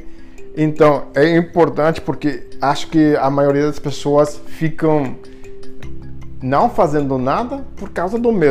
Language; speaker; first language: Portuguese; non-native, fluent; English